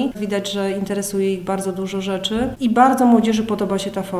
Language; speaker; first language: Polish; native; Polish